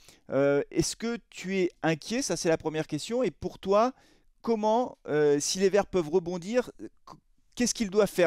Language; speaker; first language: French; native; French